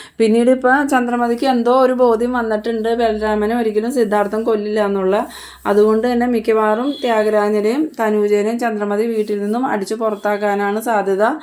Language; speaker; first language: Malayalam; native; Malayalam